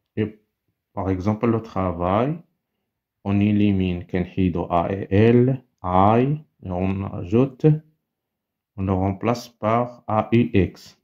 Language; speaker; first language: French; non-native, local second language; Arabic